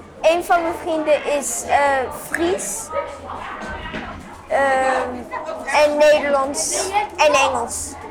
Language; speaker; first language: Dutch; early bilingual, other home language; English